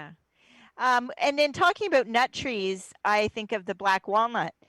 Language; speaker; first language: English; native; English